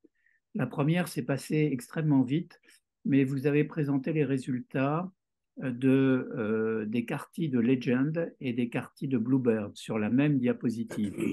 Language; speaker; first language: French; native; French